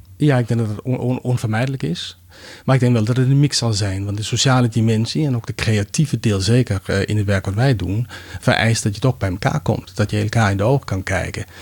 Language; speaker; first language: Dutch; non-native, fluent; Danish